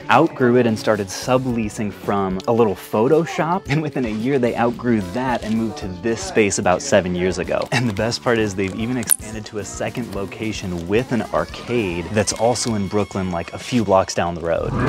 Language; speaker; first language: English; native; English